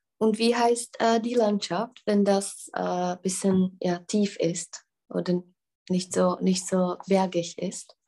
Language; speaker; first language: German; non-native, fluent; Czech